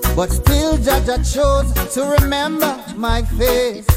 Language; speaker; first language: English; non-native, local second language; Akan